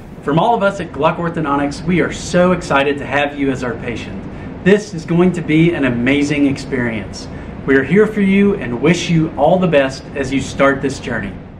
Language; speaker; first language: English; native; English